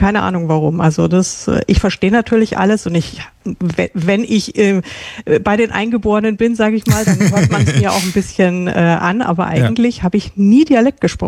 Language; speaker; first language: German; native; German